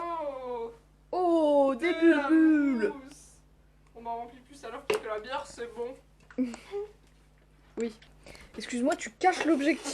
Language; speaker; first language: French; native; French